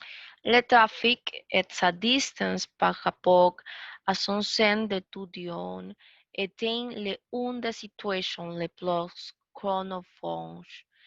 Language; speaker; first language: French; non-native, learner; Spanish